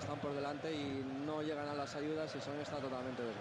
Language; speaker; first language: Spanish; native; Spanish